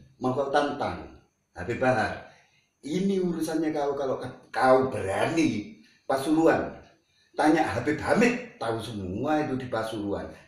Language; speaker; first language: Malay; non-native, local second language; Buginese